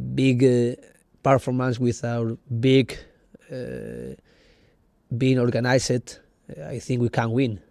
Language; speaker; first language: English; non-native, learner; Spanish